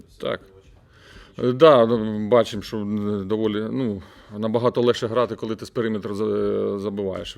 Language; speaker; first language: Ukrainian; native; Ukrainian